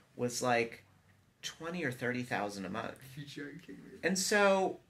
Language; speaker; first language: English; native; English